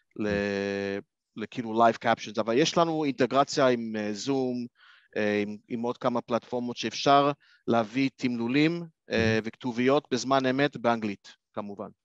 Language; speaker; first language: Hebrew; non-native, fluent; English